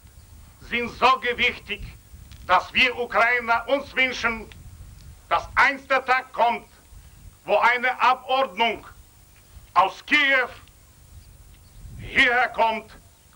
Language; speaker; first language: German; non-native, fluent; Ukrainian